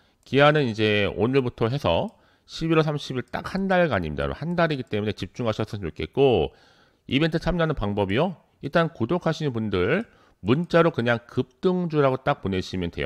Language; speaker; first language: Korean; native; Korean